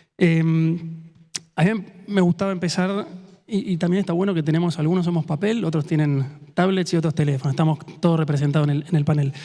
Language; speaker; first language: Spanish; native; Spanish